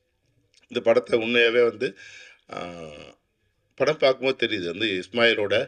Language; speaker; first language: Tamil; native; Tamil